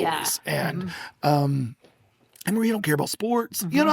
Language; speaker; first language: English; native; English